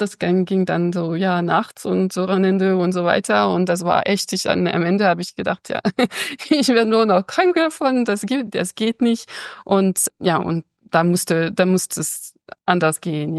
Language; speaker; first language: German; non-native, fluent; French